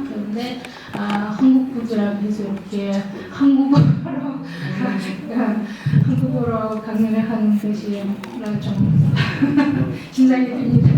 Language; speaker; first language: Korean; early bilingual, heritage; Russian